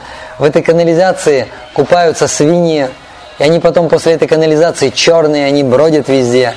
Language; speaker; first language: Russian; native; Russian